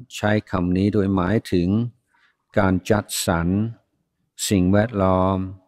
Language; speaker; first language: Thai; non-native, fluent; English